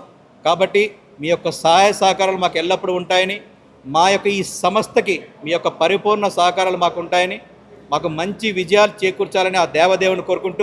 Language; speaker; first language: Telugu; native; Telugu